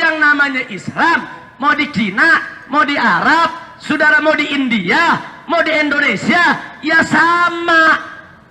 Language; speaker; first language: Indonesian; native; Indonesian